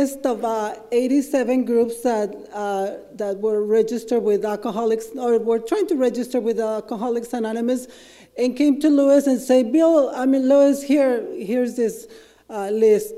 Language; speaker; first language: English; non-native, fluent; Spanish